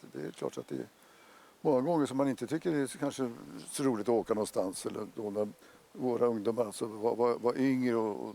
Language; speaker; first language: Swedish; native; Swedish